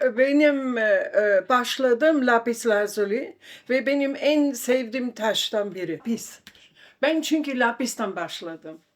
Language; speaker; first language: Turkish; non-native, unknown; German